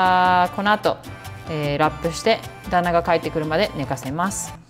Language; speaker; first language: Japanese; native; Japanese